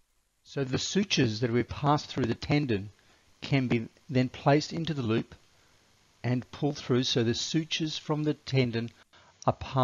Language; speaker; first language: English; native; English